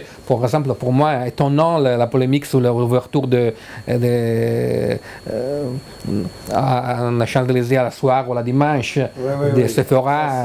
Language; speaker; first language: French; non-native, learner; Italian